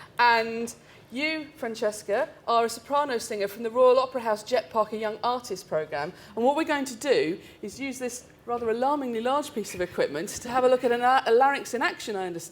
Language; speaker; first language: English; native; English